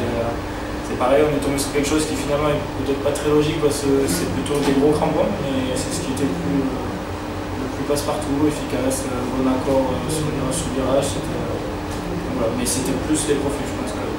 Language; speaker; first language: French; native; French